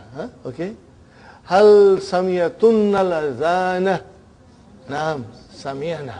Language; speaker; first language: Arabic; non-native, fluent; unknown